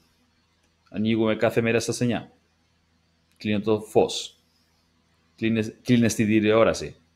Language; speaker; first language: Greek; non-native, learner; English